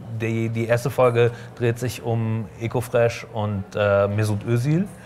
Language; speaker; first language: German; native; German